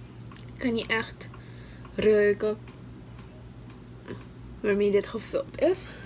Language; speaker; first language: Dutch; non-native, local second language; Papiamento